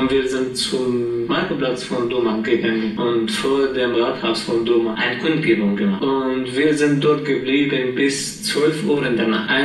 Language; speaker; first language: German; non-native, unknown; Arabic